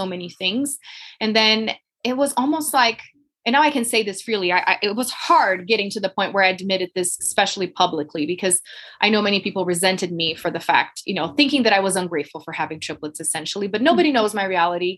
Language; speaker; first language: English; non-native, fluent; Portuguese